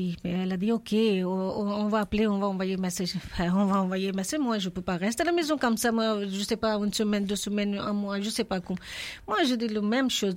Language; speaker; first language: French; non-native, learner; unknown